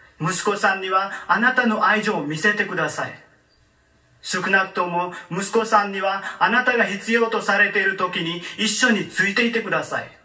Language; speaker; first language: Japanese; non-native, learner; Marathi